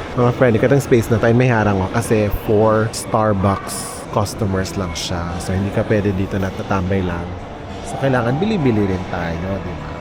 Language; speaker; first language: Filipino; native; Filipino